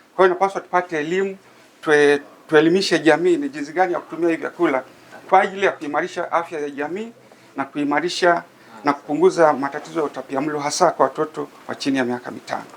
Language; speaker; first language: Swahili; native; Swahili